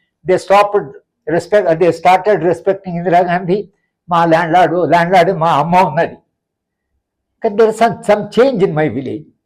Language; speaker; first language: English; non-native, local second language; Telugu